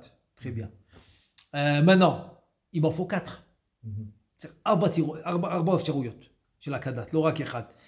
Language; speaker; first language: Hebrew; non-native, fluent; French